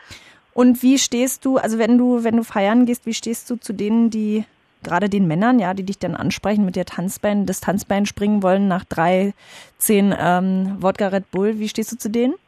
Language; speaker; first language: German; native; German